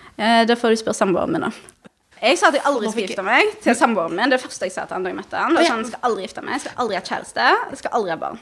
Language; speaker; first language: Norwegian; early bilingual, other home language; Arabic